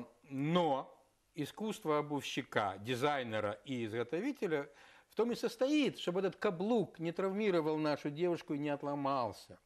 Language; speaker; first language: Russian; native; Russian